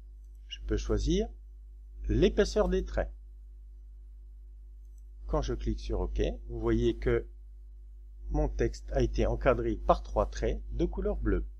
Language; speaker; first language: French; native; French